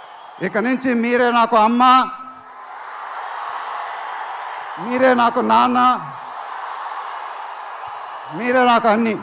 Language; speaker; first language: Telugu; native; Telugu